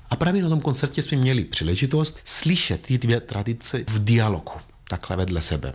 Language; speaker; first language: Czech; non-native, fluent; Greek